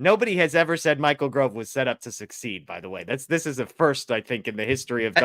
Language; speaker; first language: English; native; English